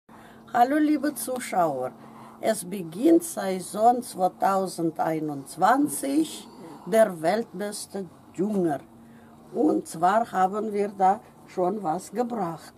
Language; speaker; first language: German; non-native, fluent; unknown